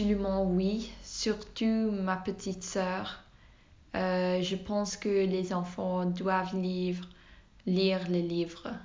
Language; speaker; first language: French; non-native, learner; English